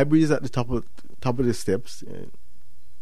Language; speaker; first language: English; non-native, local second language; Jamaican Creole English